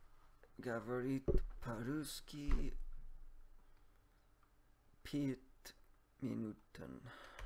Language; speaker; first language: Russian; non-native, learner; English